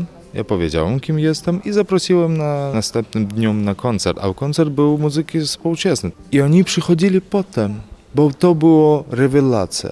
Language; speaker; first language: Polish; non-native, fluent; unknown